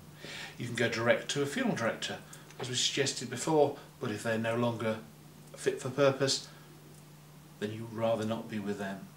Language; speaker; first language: English; native; English